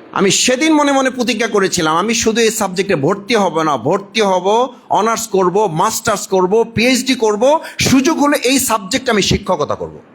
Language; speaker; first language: Bangla; native; Bangla